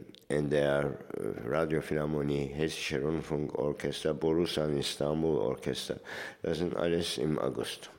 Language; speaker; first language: German; non-native, fluent; Turkish